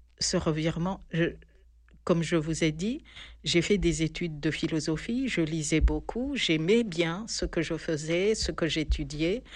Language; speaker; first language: French; non-native, local second language; Malagasy